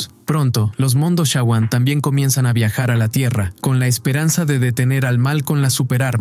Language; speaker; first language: Spanish; native; Spanish